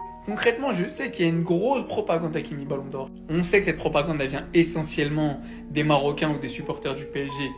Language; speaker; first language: French; native; French